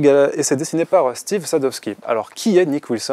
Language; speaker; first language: French; native; French